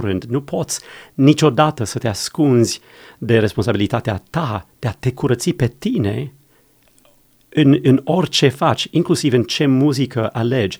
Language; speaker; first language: Romanian; non-native, fluent; English